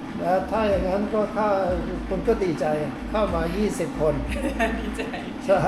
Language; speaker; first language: Thai; non-native, fluent; Norwegian